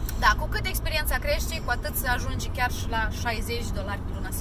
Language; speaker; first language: Romanian; native; Romanian